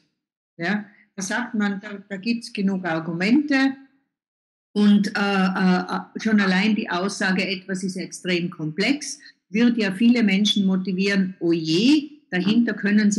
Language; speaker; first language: German; native; German